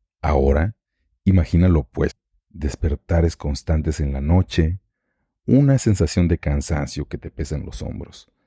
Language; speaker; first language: Spanish; native; Spanish